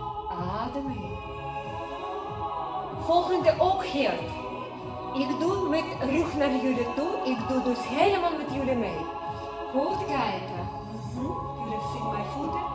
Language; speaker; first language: Dutch; non-native, learner; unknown